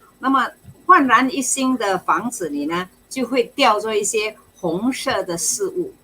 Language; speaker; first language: Chinese; native; Chinese